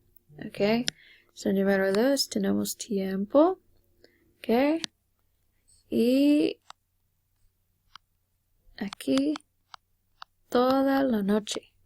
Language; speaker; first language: Spanish; non-native, fluent; English